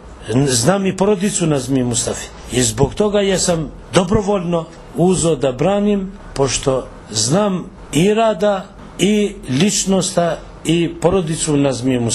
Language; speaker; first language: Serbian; non-native, local second language; Albanian